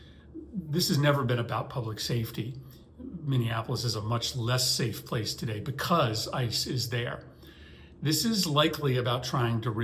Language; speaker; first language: English; native; English